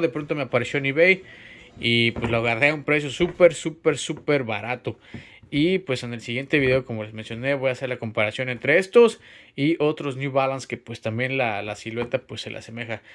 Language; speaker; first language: Spanish; native; Spanish